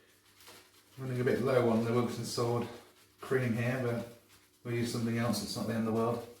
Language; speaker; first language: English; native; English